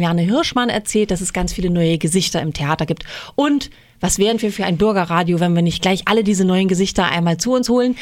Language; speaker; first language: German; native; German